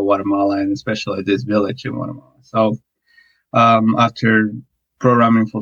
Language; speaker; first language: English; non-native, fluent; Spanish